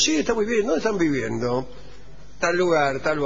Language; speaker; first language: Spanish; native; Spanish